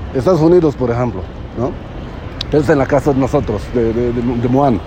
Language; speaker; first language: Spanish; non-native, fluent; Hebrew